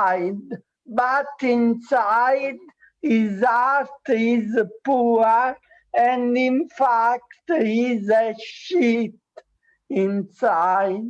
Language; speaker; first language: English; non-native, learner; Italian